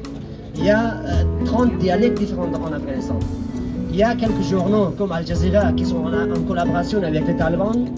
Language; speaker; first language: French; non-native, fluent; Persian